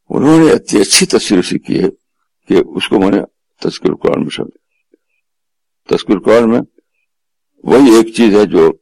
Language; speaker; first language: Urdu; native; Urdu